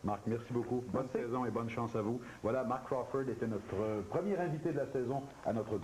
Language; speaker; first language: French; native; French